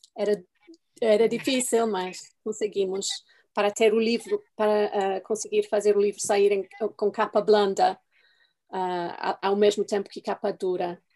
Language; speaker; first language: Portuguese; non-native, fluent; English